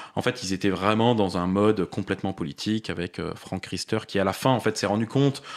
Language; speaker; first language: French; native; French